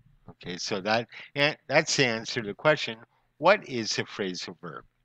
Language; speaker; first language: English; native; English